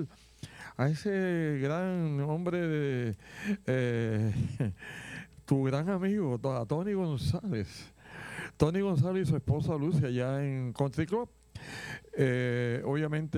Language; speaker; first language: Spanish; native; Spanish